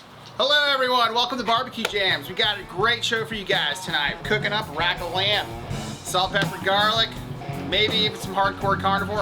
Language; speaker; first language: English; native; English